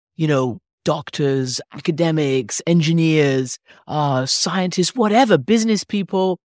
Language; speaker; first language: English; early bilingual, other home language; Persian